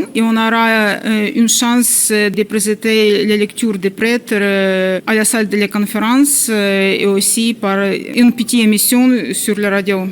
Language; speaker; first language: French; non-native, fluent; Ukrainian